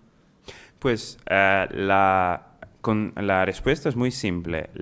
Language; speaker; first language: Spanish; non-native, fluent; Italian